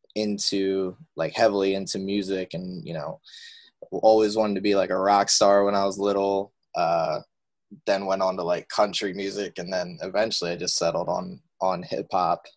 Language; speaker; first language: English; native; English